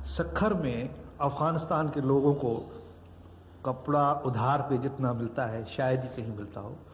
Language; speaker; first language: Urdu; non-native, local second language; Sindhi